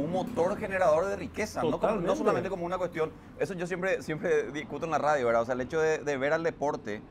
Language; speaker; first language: Spanish; native; Spanish